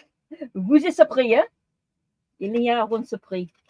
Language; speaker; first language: French; non-native, learner; English